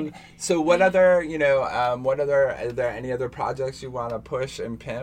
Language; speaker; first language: English; native; English